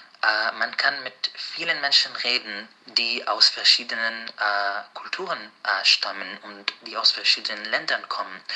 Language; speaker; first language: German; non-native, fluent; Arabic